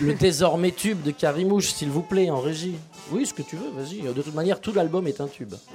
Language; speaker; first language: French; native; French